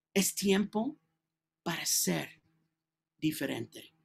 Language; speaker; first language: Spanish; non-native, learner; English